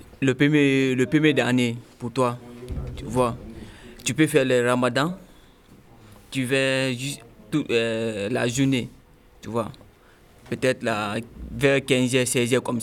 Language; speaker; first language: French; non-native, learner; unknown